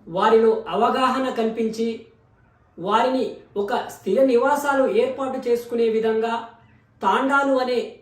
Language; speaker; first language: Telugu; non-native, local second language; Lambadi